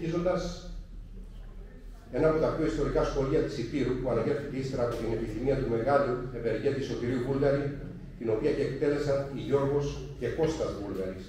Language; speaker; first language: Greek; native; Greek